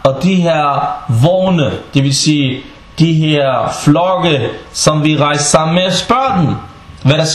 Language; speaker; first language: Danish; non-native, fluent; Arabic